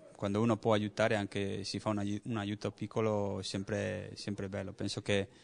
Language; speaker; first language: Italian; non-native, learner; Spanish